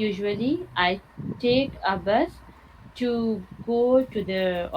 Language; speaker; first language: English; non-native, local second language; Urdu